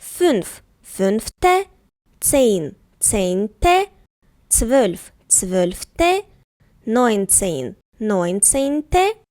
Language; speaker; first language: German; non-native, fluent; Ukrainian